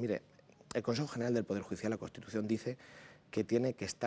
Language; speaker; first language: Spanish; native; Spanish